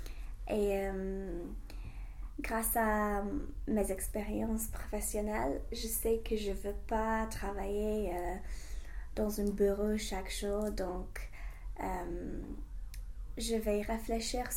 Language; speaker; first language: French; non-native, fluent; English